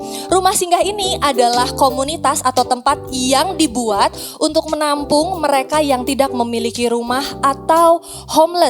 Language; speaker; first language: Indonesian; native; Indonesian